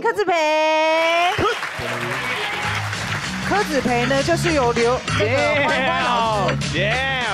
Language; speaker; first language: Chinese; native; Chinese